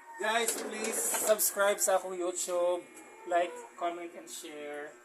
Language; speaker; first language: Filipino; non-native, local second language; Cebuano